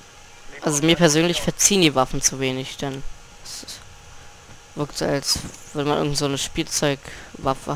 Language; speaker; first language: German; native; German